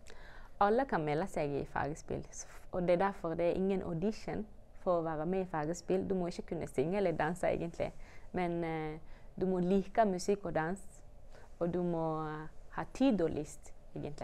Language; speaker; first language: Norwegian; early bilingual, other home language; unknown